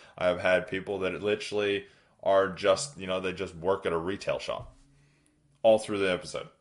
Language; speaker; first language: English; native; English